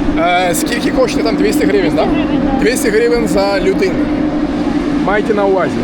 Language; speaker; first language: Ukrainian; non-native, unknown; Turkish